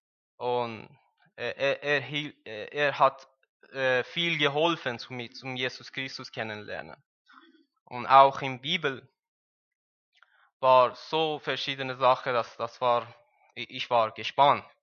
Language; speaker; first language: German; non-native, learner; Persian